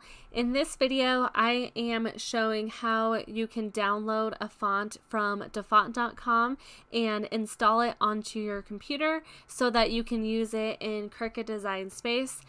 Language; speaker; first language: English; native; English